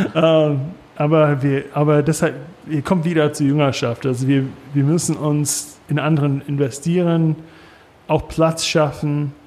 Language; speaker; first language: German; non-native, learner; English